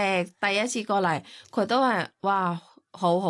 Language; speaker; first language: Cantonese; non-native, learner; Thai